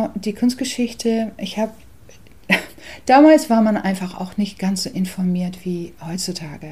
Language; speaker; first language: German; early bilingual, other home language; English